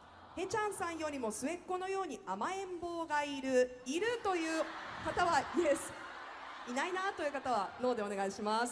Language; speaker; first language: Japanese; native; Japanese